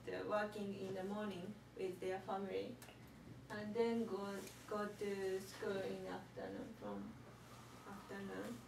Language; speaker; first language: English; non-native, learner; Japanese